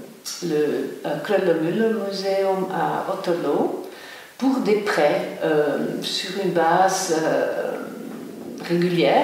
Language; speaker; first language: French; non-native, local second language; German